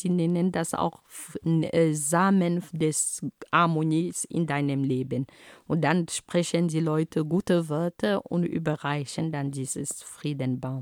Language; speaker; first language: German; non-native, fluent; Ghomala